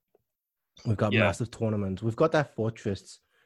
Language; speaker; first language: English; native; English